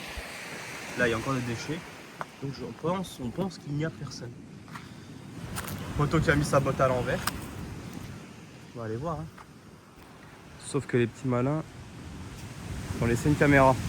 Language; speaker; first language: French; native; French